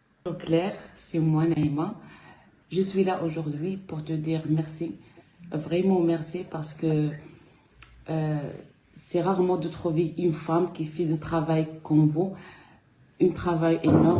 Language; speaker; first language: French; non-native, local second language; Arabic